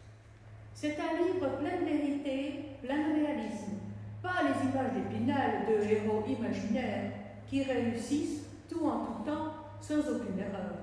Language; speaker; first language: French; native; French